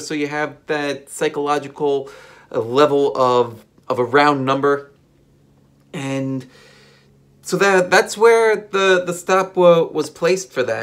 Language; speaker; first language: English; native; English